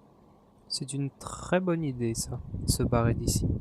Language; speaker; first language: French; native; French